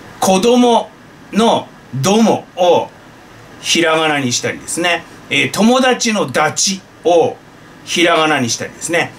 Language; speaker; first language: Japanese; native; Japanese